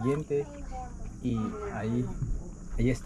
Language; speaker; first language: Spanish; non-native, local second language; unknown